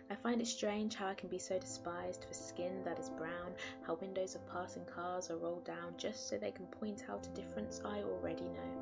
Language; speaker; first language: English; native; English